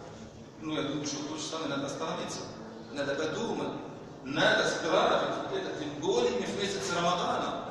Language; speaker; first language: Russian; non-native, fluent; Arabic